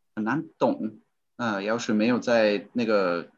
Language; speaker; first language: Chinese; non-native, fluent; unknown